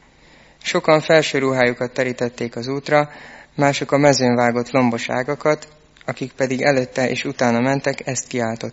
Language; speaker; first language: Hungarian; native; Hungarian